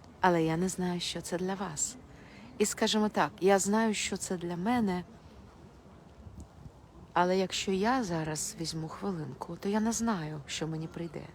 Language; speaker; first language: Ukrainian; non-native, local second language; Russian